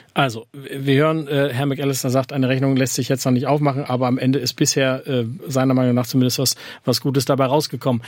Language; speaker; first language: German; native; German